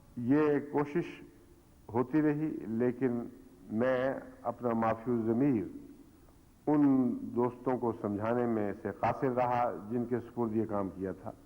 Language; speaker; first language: Urdu; native; Urdu